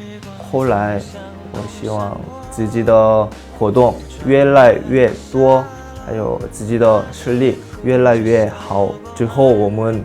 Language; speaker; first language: Chinese; non-native, learner; Korean